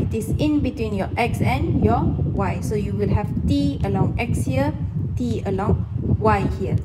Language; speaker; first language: English; non-native, local second language; Malay